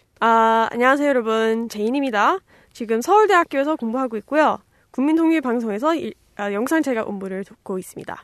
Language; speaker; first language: Korean; non-native, fluent; English